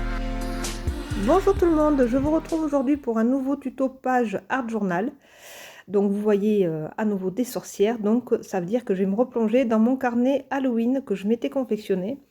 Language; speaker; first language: French; native; French